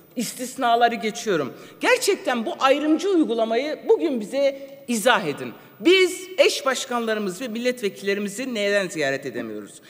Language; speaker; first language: Turkish; non-native, local second language; Kurdish